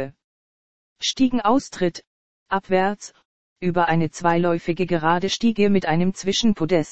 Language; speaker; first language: German; native; German